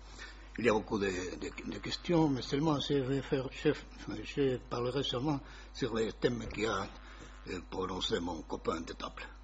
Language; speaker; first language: French; non-native, learner; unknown